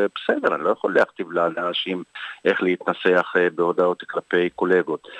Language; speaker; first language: Hebrew; non-native, local second language; Arabic